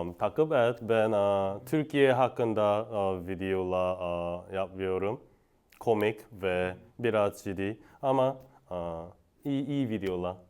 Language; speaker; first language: Turkish; non-native, learner; Korean